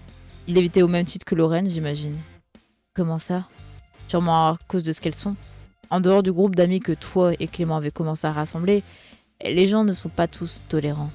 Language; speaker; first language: French; native; French